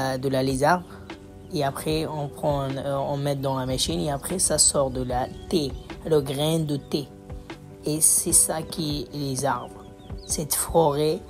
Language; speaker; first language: French; non-native, learner; Bangla